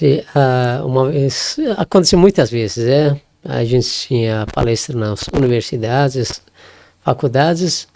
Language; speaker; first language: Portuguese; non-native, learner; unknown